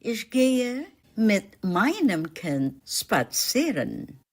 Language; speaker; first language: German; non-native, fluent; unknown